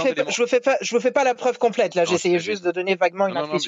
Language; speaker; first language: French; native; French